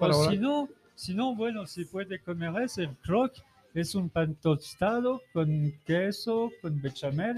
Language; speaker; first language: Spanish; non-native, learner; French